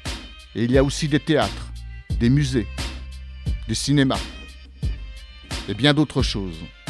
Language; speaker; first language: French; non-native, learner; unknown